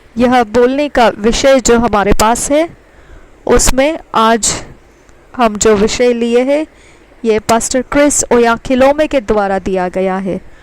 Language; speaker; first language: Hindi; non-native, local second language; Punjabi